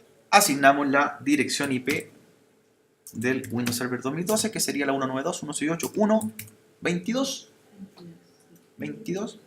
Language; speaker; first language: Spanish; native; Spanish